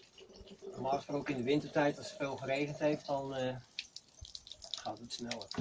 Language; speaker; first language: Dutch; native; Dutch